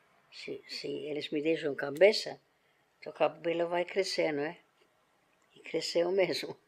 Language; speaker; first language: Portuguese; non-native, fluent; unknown